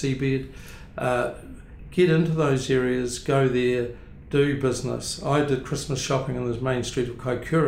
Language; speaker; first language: English; native; English